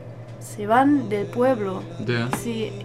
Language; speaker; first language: Spanish; non-native, learner; German